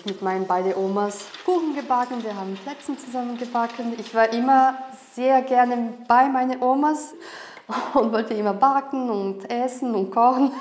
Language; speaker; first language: German; non-native, local second language; Portuguese